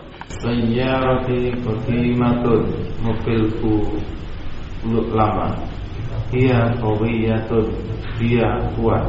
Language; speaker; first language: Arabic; non-native, learner; Indonesian